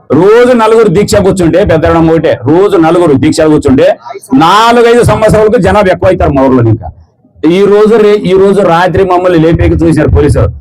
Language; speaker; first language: Telugu; native; Telugu